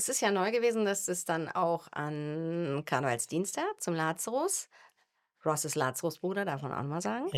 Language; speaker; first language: German; native; German